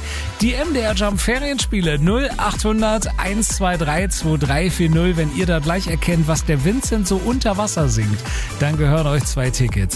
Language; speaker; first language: German; native; German